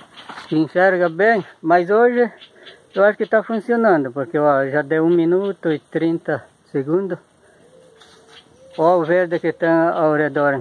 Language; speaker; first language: Portuguese; native; Portuguese